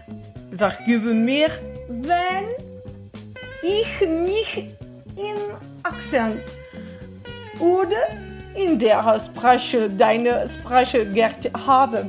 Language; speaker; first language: German; non-native, learner; Portuguese